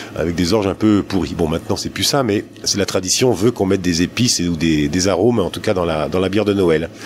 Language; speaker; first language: French; native; French